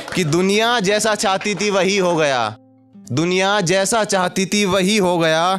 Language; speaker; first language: Hindi; native; Hindi